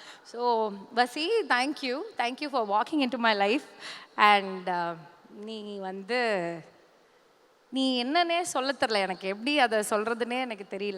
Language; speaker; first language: Tamil; native; Tamil